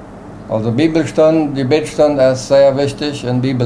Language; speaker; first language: German; non-native, local second language; Plautdietsch